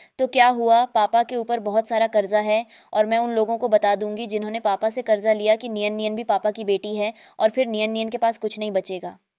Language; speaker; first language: Hindi; native; Hindi